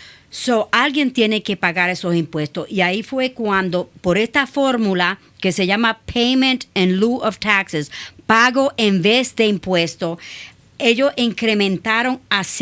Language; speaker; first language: Spanish; early bilingual, other home language; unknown